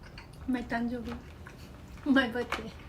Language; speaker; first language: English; non-native, learner; Vietnamese